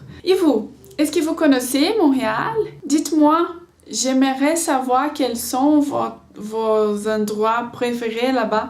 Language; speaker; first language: French; non-native, learner; Portuguese